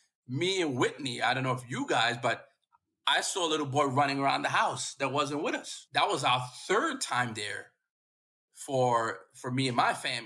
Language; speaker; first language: English; native; English